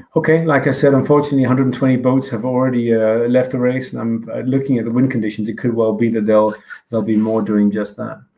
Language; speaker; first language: English; non-native, fluent; Danish